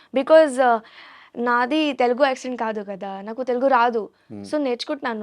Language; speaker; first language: Telugu; non-native, local second language; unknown